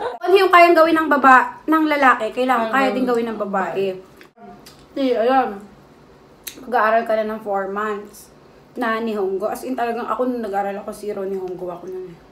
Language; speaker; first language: Filipino; native; Filipino